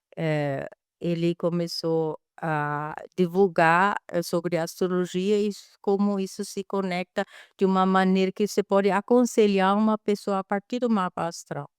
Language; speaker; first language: Portuguese; non-native, fluent; German